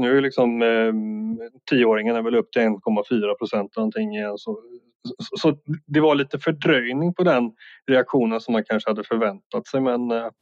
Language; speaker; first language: Swedish; native; Swedish